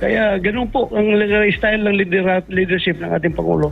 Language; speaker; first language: Filipino; native; Filipino